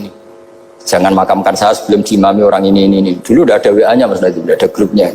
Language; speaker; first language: Indonesian; non-native, local second language; Javanese